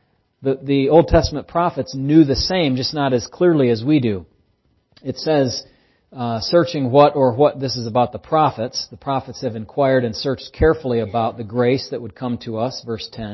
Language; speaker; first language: English; native; English